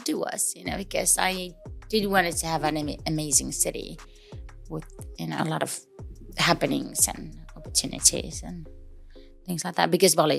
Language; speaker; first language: English; non-native, fluent; Finnish